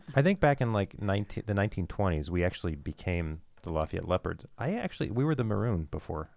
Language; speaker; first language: English; native; English